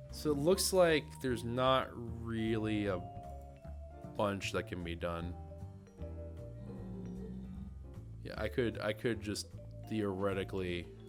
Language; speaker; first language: English; native; English